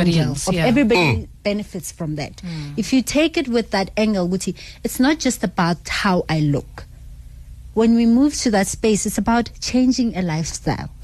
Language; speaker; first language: English; non-native, local second language; Zulu